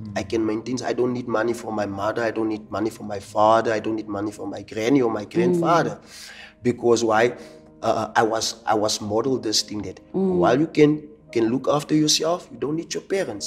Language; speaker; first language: English; non-native, local second language; Afrikaans